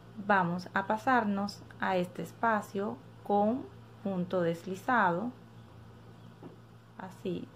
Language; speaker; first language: Spanish; native; Spanish